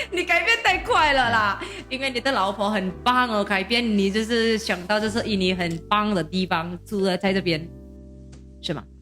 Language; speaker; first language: Chinese; non-native, learner; Indonesian